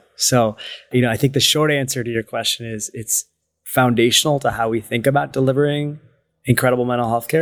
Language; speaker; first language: English; native; English